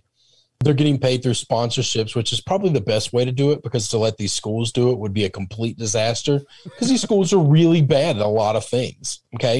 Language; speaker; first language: English; native; English